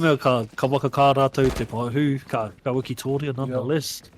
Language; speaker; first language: Māori; non-native, local second language; English